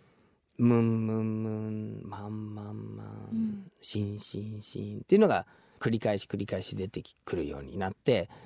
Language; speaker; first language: Japanese; non-native, fluent; English